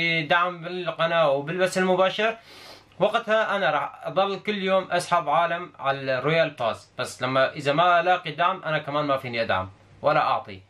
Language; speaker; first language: Arabic; native; Arabic